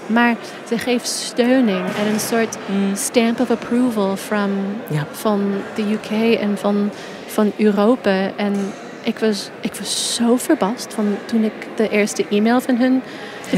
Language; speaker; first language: Dutch; non-native, fluent; English